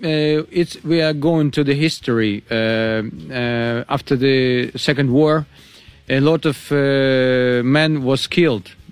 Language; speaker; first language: English; non-native, learner; Russian